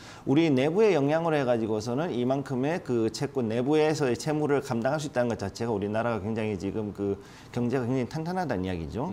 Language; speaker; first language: Korean; native; Korean